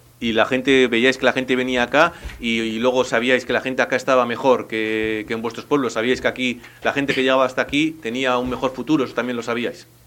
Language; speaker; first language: Spanish; native; Spanish